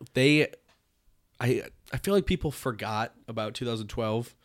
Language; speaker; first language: English; native; English